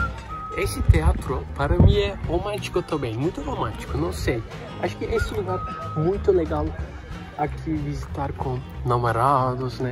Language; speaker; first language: Portuguese; non-native, learner; Turkish